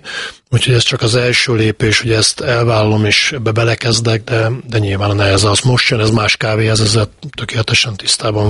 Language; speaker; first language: Hungarian; native; Hungarian